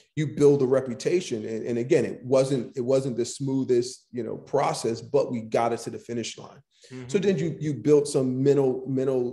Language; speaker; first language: English; native; English